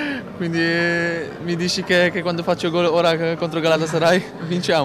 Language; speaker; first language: Italian; non-native, learner; Polish